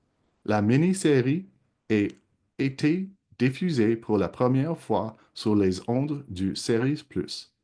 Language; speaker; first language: French; non-native, local second language; English